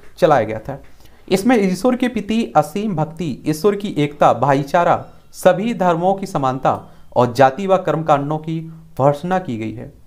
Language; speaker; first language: Hindi; native; Hindi